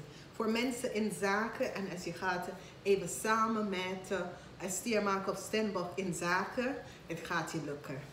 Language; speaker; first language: Dutch; non-native, fluent; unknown